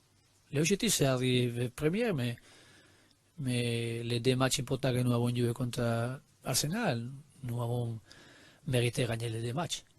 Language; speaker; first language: French; non-native, learner; Spanish